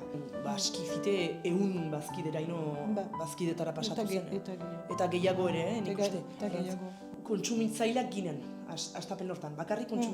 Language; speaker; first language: Basque; native; Basque